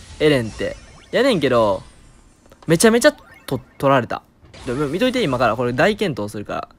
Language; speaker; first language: Japanese; native; Japanese